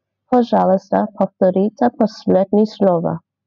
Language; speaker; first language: Russian; non-native, learner; English